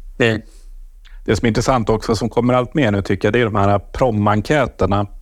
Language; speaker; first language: Swedish; native; Swedish